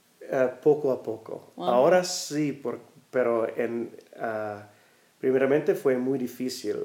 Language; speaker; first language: Spanish; non-native, fluent; English